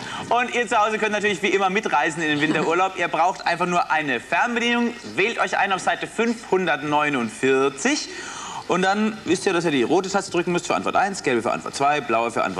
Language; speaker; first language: German; native; German